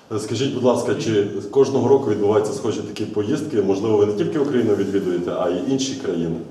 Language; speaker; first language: Ukrainian; native; Ukrainian